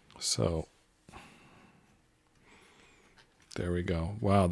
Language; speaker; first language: English; native; English